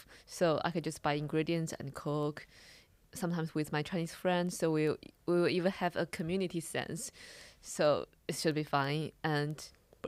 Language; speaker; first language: English; non-native, fluent; Chinese